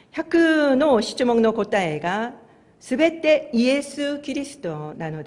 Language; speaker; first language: Japanese; non-native, fluent; Korean